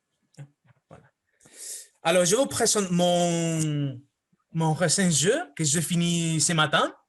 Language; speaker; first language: French; non-native, fluent; Spanish